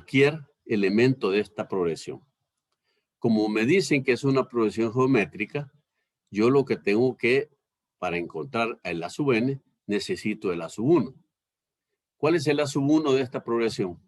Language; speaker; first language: Spanish; native; Spanish